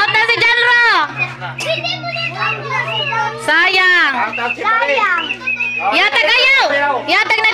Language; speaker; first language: Filipino; non-native, local second language; Bikol